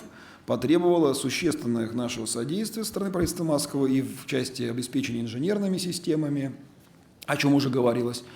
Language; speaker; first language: Russian; native; Russian